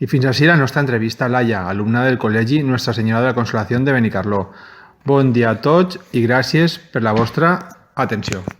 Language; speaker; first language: Catalan; native; Catalan